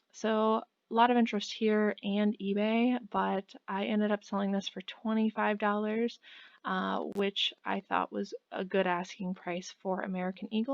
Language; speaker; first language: English; native; English